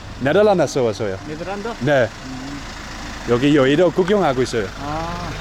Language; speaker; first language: Korean; non-native, learner; Dutch